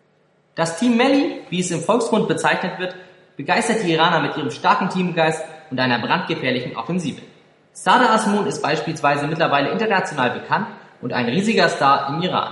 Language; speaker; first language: German; native; German